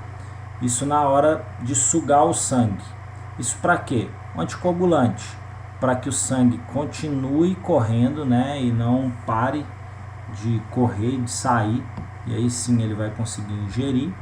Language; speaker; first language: Portuguese; native; Portuguese